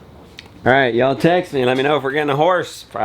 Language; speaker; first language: English; native; English